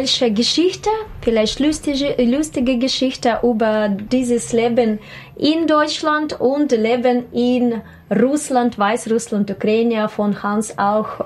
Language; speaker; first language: German; non-native, learner; Russian